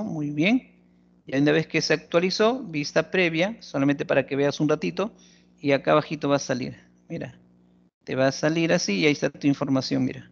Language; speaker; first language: Spanish; native; Spanish